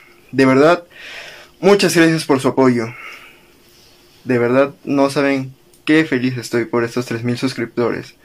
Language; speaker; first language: Spanish; native; Spanish